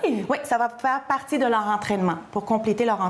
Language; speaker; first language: French; native; French